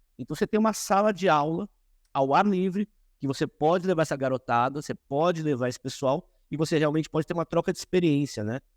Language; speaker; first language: Portuguese; native; Portuguese